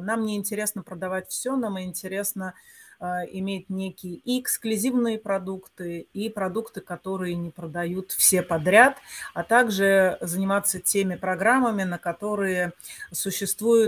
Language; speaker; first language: Russian; native; Russian